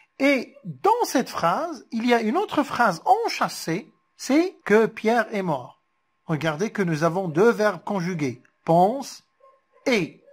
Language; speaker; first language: French; non-native, local second language; Arabic